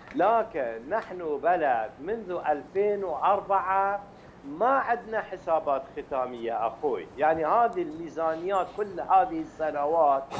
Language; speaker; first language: Arabic; native; Arabic